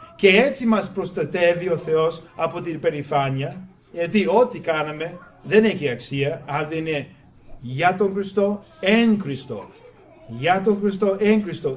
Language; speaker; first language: Greek; non-native, fluent; English